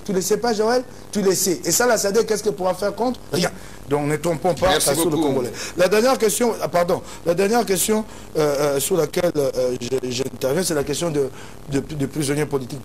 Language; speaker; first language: French; non-native, local second language; Lingala